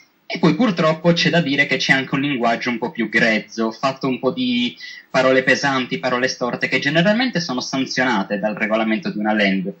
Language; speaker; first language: Italian; native; Italian